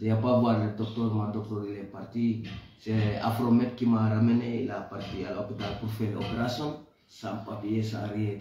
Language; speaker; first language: French; non-native, learner; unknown